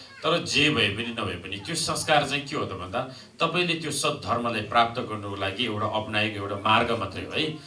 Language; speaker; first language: Nepali; non-native, local second language; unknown